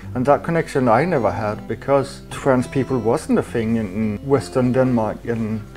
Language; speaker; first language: English; non-native, fluent; Danish